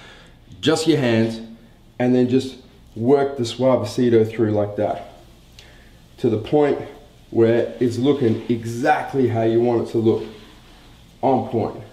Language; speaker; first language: English; native; English